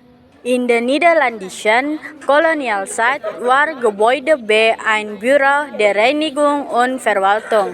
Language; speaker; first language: German; non-native, learner; Indonesian